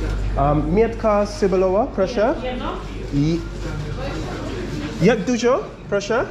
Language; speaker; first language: Polish; non-native, learner; English